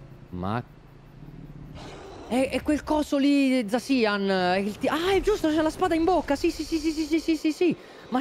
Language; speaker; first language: Italian; native; Italian